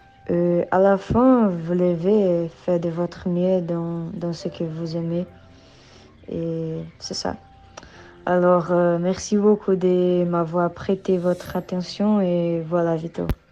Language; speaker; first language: French; non-native, learner; Portuguese